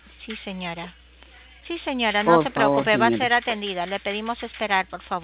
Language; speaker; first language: Spanish; native; Spanish